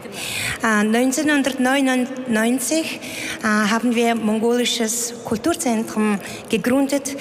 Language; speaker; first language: German; non-native, learner; Mongolian